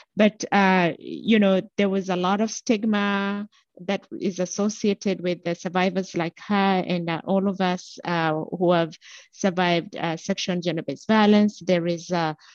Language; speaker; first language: English; non-native, local second language; Gusii